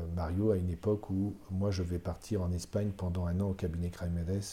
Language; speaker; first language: French; native; French